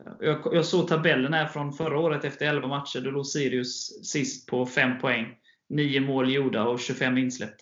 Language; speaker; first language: Swedish; native; Swedish